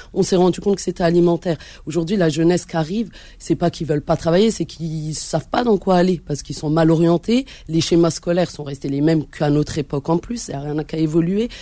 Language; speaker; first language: French; early bilingual, other home language; Arabic